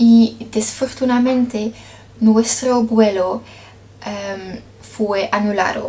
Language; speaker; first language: Spanish; non-native, learner; Dutch